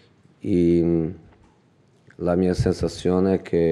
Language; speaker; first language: Italian; non-native, fluent; Portuguese